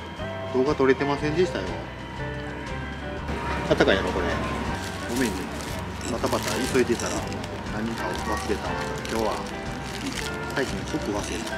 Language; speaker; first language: Japanese; native; Japanese